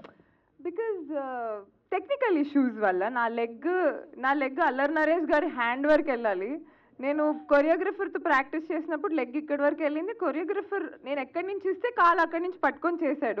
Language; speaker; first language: Telugu; native; Telugu